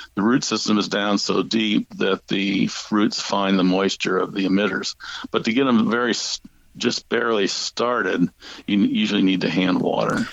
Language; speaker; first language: English; native; English